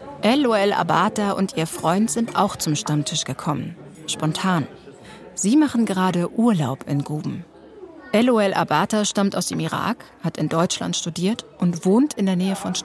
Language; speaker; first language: German; native; German